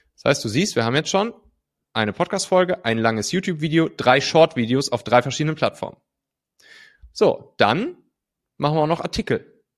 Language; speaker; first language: German; native; German